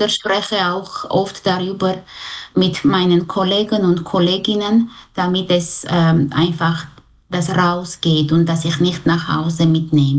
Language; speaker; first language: German; non-native, fluent; Armenian